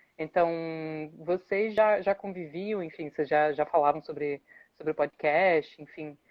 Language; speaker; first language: Portuguese; non-native, fluent; English